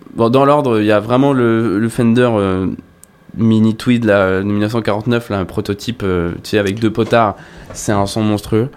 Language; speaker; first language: French; native; French